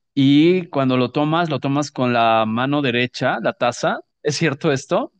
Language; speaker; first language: Spanish; native; Spanish